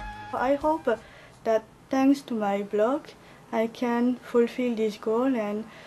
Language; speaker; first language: English; non-native, fluent; French